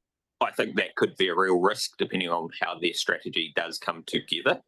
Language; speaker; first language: English; native; English